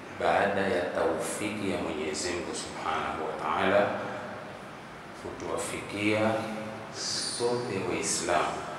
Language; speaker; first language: Swahili; native; Swahili